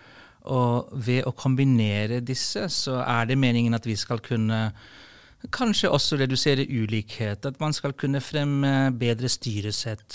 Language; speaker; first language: Norwegian; non-native, fluent; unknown